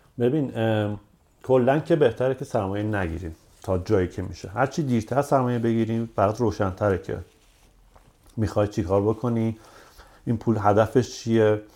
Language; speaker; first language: Persian; native; Persian